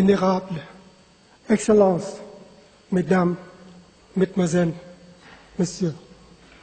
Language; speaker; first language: French; non-native, fluent; Vietnamese